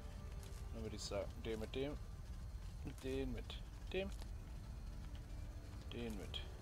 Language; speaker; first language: German; native; German